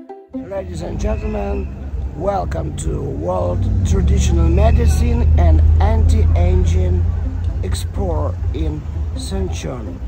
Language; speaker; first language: English; non-native, learner; Russian